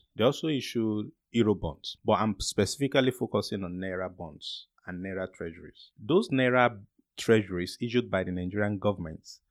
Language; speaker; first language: English; non-native, local second language; Yoruba